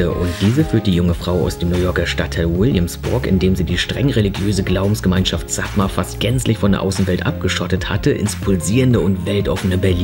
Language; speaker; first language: German; native; German